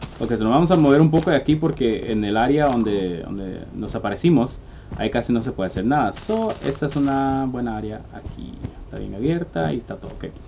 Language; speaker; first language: Spanish; early bilingual, heritage; English